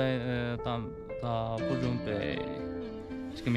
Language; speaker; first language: Chinese; non-native, learner; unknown